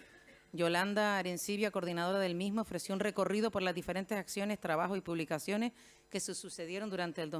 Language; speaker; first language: Spanish; native; Spanish